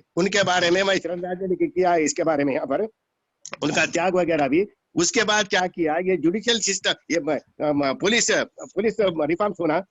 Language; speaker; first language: Hindi; non-native, local second language; Telugu